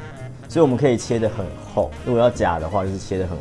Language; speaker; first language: Chinese; native; Chinese